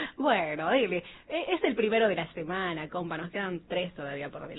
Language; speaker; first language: Spanish; native; Spanish